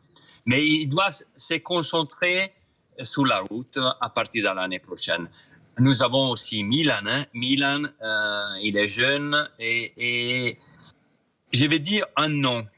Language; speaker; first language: French; non-native, fluent; Italian